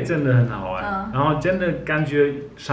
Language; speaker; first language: Chinese; non-native, fluent; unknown